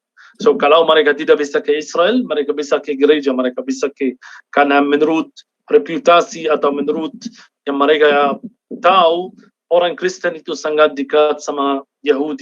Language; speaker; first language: Indonesian; non-native, fluent; Arabic